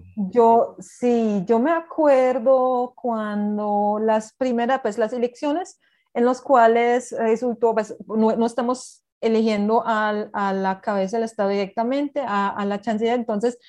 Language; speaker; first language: Spanish; non-native, fluent; German